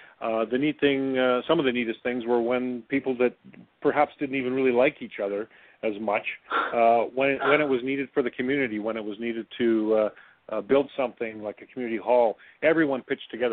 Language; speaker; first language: English; native; English